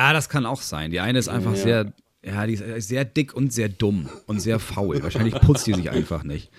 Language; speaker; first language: German; native; German